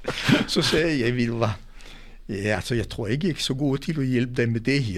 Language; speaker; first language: Danish; non-native, fluent; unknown